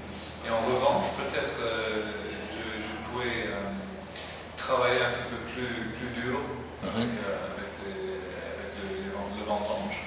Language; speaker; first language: French; non-native, fluent; English